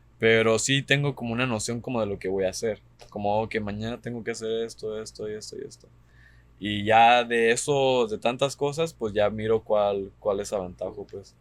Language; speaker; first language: Spanish; early bilingual, heritage; Spanish